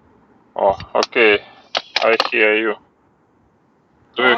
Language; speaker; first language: English; non-native, learner; Russian